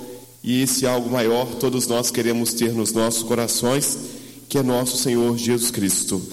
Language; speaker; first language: Portuguese; native; Portuguese